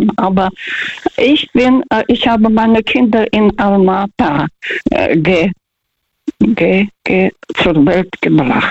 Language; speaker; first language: German; non-native, fluent; Russian